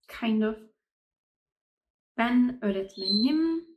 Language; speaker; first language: Turkish; non-native, fluent; English